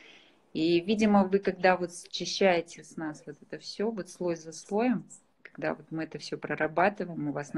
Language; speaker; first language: Russian; native; Russian